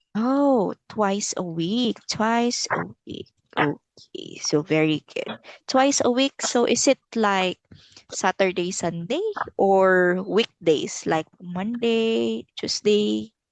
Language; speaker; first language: English; non-native, local second language; Filipino